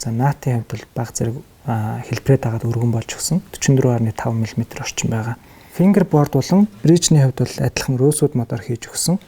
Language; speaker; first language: Mongolian; native; Mongolian